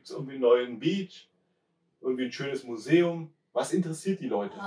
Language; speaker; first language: German; native; German